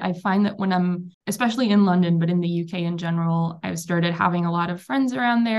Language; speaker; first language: English; non-native, fluent; Hebrew